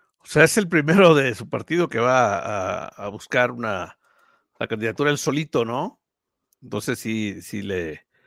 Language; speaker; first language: Spanish; native; Spanish